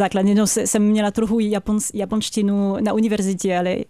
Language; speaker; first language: Czech; non-native, fluent; French